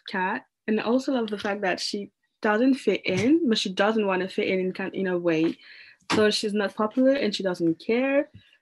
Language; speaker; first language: English; non-native, fluent; French